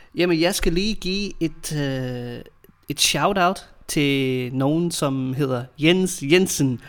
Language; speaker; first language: Danish; non-native, fluent; English